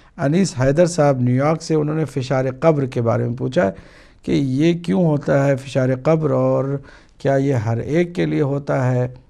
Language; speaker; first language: Urdu; native; Urdu